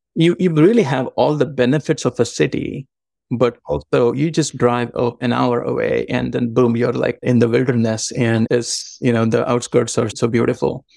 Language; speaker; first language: English; non-native, local second language; Marathi